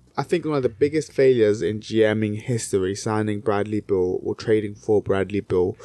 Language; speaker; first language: English; native; English